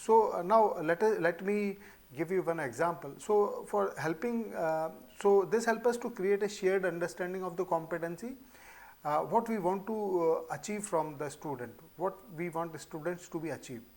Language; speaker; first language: English; non-native, local second language; Hindi